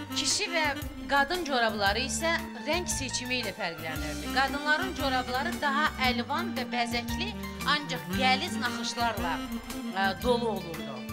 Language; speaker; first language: Azerbaijani; non-native, local second language; Avaric